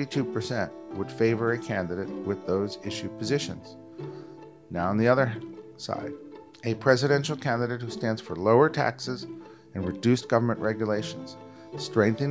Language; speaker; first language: English; native; English